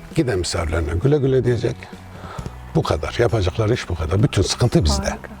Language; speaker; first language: Turkish; native; Turkish